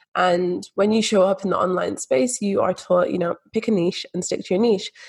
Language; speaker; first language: English; native; English